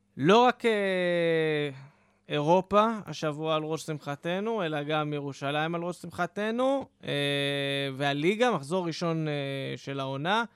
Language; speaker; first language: Hebrew; native; Hebrew